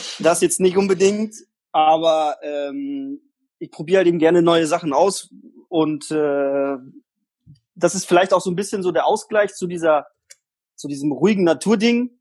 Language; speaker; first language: German; early bilingual, other home language; Polish